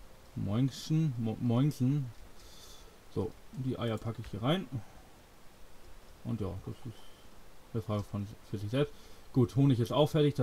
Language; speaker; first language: German; native; German